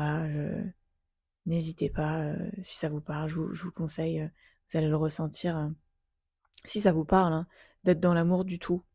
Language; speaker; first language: French; native; French